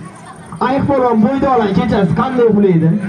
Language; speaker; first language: Uzbek; native; Uzbek